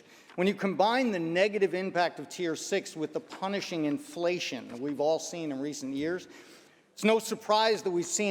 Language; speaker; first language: English; native; English